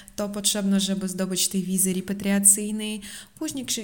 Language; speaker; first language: Polish; non-native, learner; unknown